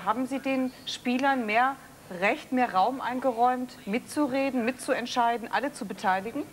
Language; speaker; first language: German; native; German